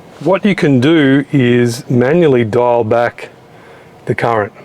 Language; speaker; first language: English; native; English